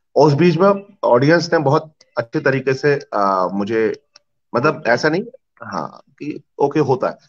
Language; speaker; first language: Hindi; native; Hindi